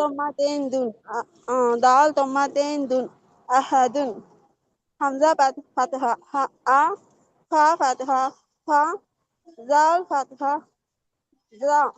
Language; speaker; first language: Arabic; non-native, learner; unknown